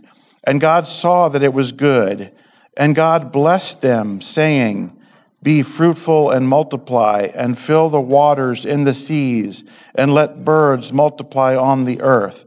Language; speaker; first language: English; native; English